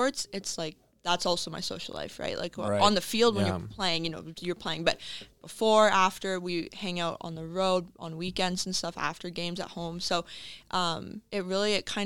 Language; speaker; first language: English; native; English